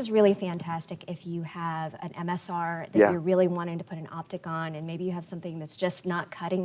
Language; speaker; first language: English; native; English